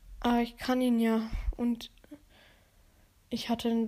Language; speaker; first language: German; native; German